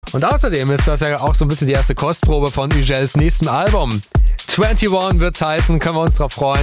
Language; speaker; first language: German; native; German